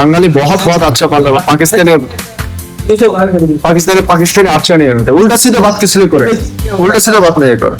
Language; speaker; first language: Hindi; non-native, learner; Bangla